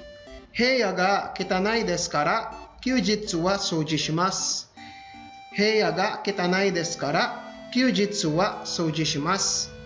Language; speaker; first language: Japanese; non-native, fluent; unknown